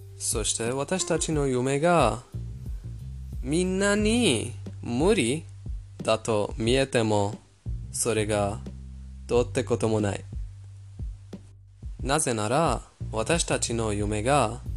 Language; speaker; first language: Japanese; non-native, fluent; Persian